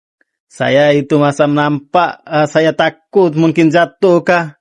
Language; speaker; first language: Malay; non-native, learner; Bangla